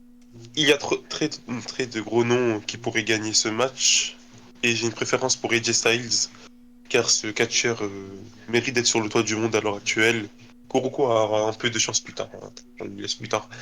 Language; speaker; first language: French; native; French